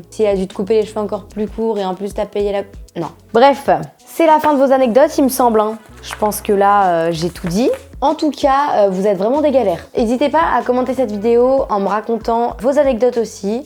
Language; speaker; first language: French; native; French